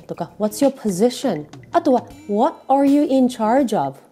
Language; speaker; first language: English; non-native, fluent; Japanese